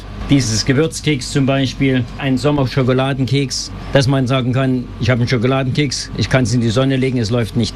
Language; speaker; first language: German; native; German